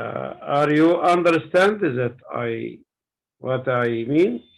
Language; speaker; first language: English; non-native, learner; Arabic